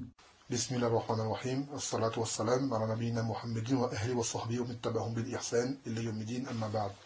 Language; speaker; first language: Arabic; non-native, fluent; French